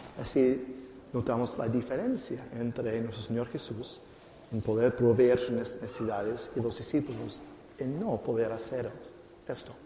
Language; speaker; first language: Spanish; non-native, fluent; English